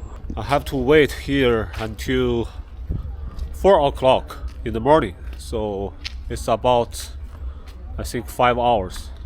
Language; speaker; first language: English; non-native, fluent; Chinese